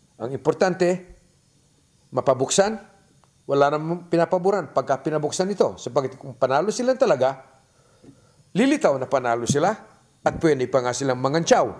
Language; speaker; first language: Filipino; native; Filipino